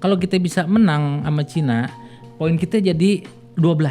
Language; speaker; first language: Indonesian; native; Indonesian